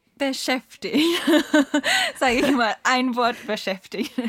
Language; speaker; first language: German; non-native, learner; Japanese